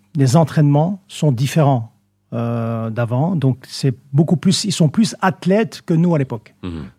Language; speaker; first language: French; native; French